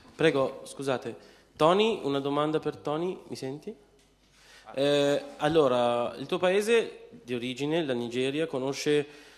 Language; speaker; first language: Italian; non-native, fluent; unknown